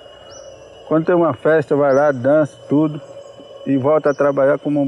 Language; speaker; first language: Portuguese; non-native, local second language; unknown